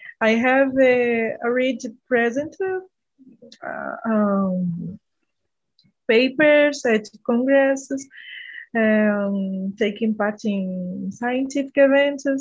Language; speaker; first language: English; non-native, learner; Portuguese